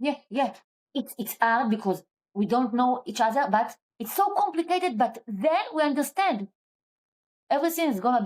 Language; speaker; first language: English; non-native, learner; Hebrew